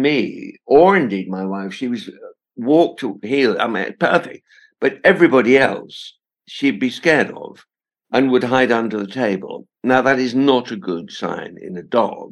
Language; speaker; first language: English; native; English